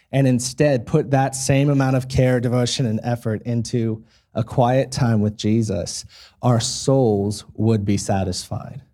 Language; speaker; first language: English; native; English